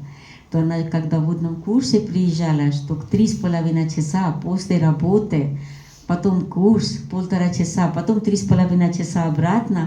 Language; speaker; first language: Russian; non-native, fluent; Hindi